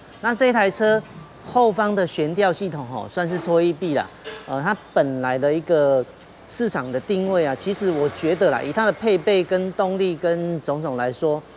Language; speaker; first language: Chinese; native; Chinese